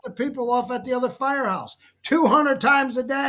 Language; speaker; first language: English; native; English